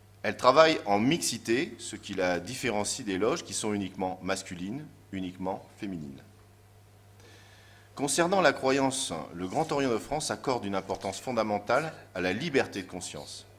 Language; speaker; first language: French; native; French